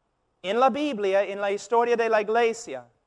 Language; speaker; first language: Spanish; non-native, fluent; English